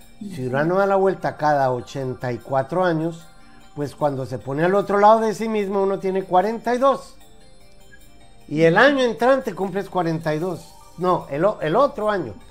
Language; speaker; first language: Spanish; native; Spanish